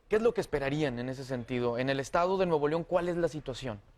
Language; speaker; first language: Spanish; native; Spanish